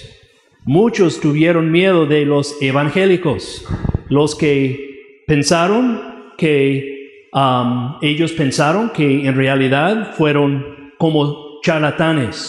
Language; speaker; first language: Spanish; non-native, fluent; English